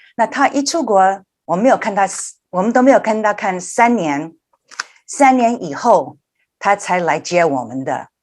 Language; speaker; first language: Chinese; early bilingual, heritage; Chinese